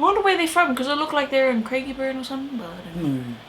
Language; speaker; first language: English; native; English